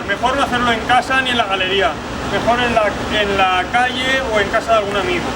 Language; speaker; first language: Spanish; native; Spanish